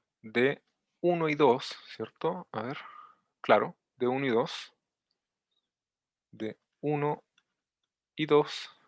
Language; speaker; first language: Spanish; native; Spanish